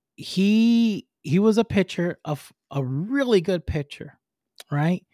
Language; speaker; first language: English; non-native, fluent; Spanish